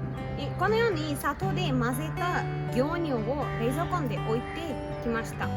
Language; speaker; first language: Japanese; non-native, fluent; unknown